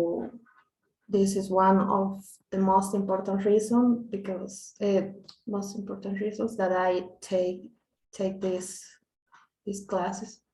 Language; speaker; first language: English; non-native, learner; Spanish